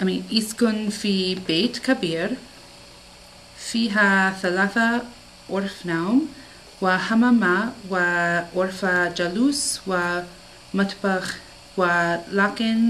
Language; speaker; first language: Arabic; non-native, learner; English